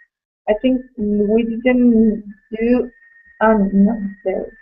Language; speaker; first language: English; non-native, learner; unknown